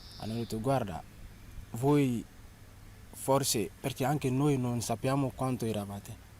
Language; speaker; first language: Italian; non-native, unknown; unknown